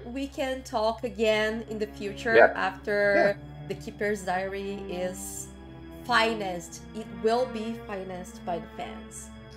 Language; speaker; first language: English; non-native, fluent; Portuguese